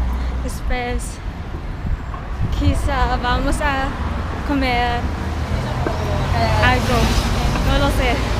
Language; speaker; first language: Spanish; non-native, learner; German